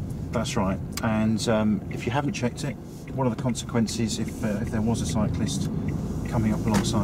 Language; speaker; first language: English; native; English